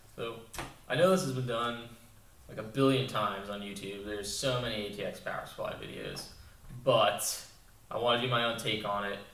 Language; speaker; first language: English; native; English